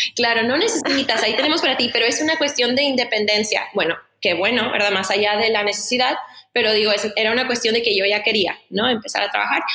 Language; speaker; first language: Spanish; native; Spanish